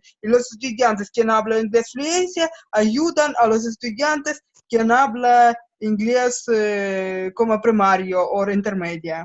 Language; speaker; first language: Spanish; non-native, learner; Russian